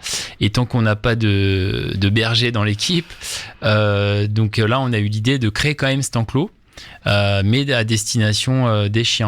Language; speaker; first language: French; native; French